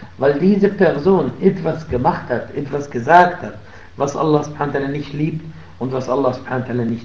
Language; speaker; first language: German; non-native, fluent; Arabic